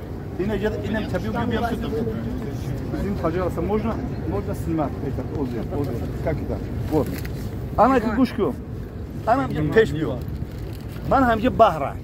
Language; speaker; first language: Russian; non-native, learner; Tajik